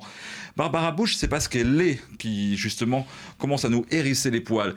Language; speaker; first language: French; native; French